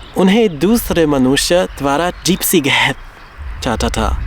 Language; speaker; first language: Hindi; non-native, learner; German